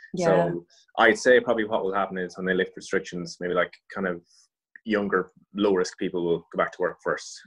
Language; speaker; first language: English; native; English